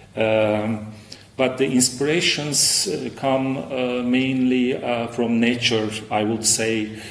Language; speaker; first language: English; non-native, fluent; Turkish